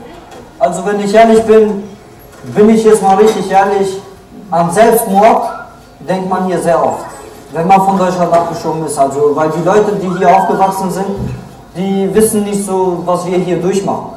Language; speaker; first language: German; early bilingual, other home language; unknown